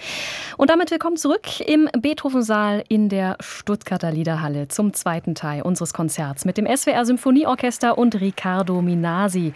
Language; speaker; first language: German; native; German